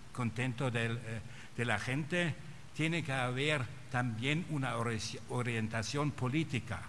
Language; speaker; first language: Spanish; non-native, fluent; German